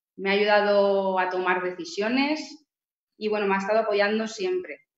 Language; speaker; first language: Spanish; native; Spanish